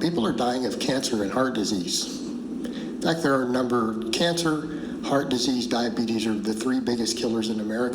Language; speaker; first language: English; native; English